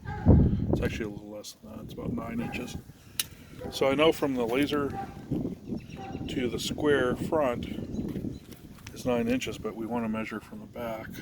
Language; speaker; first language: English; native; English